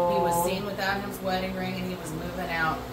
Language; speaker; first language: English; native; English